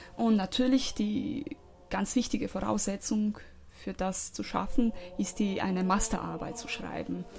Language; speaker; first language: German; non-native, fluent; Croatian